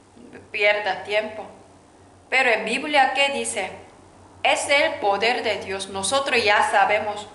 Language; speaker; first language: Spanish; non-native, learner; Korean